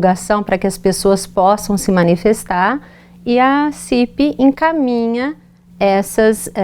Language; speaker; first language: Portuguese; native; Portuguese